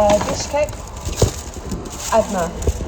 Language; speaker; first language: Russian; non-native, learner; English